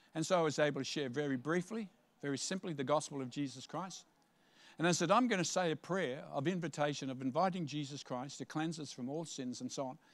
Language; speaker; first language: English; native; English